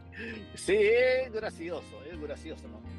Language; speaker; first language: Spanish; non-native, fluent; Japanese